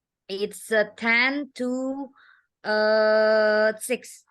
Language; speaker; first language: English; non-native, learner; Indonesian